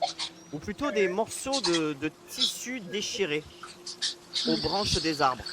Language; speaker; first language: French; native; French